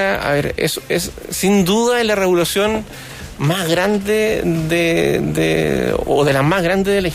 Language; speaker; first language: Spanish; native; Spanish